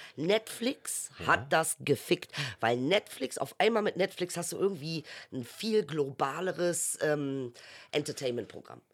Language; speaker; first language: German; early bilingual, other home language; Turkish